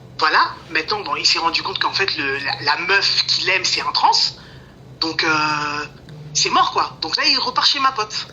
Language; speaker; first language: French; early bilingual, other home language; Lingala